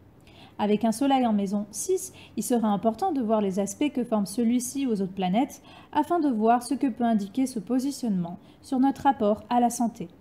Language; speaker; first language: French; native; French